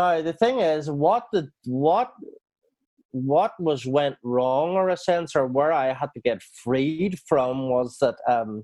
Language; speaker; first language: English; native; English